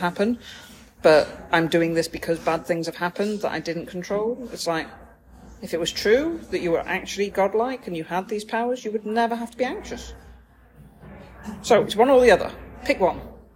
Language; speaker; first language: English; native; English